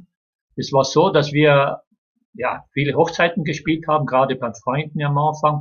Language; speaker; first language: German; native; German